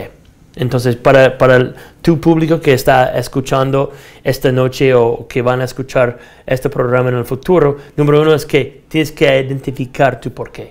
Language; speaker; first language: Spanish; non-native, fluent; English